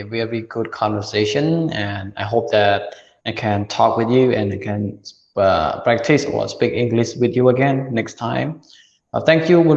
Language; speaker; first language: English; non-native, learner; Khmer